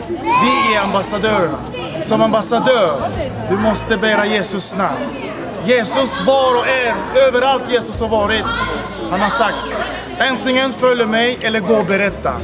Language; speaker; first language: Swedish; non-native, fluent; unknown